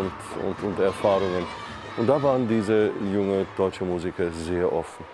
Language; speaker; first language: German; non-native, fluent; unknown